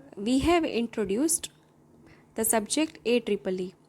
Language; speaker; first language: English; non-native, local second language; Gujarati